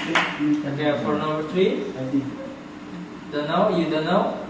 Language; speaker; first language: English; non-native, learner; Indonesian